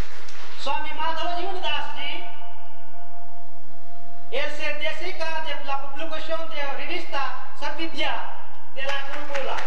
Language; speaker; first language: Spanish; non-native, learner; Gujarati